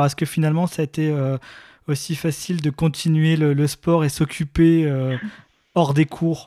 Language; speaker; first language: French; native; French